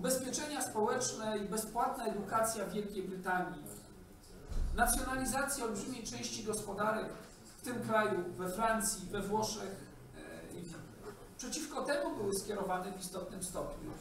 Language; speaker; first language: Polish; native; Polish